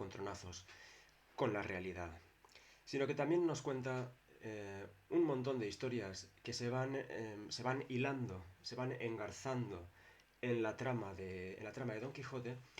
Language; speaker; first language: Spanish; native; Spanish